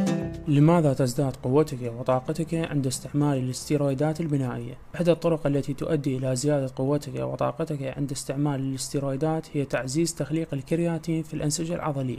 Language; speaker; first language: Arabic; native; Arabic